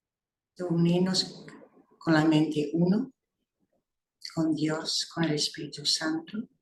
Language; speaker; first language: Spanish; non-native, fluent; English